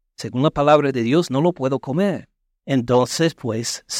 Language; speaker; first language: Spanish; non-native, fluent; English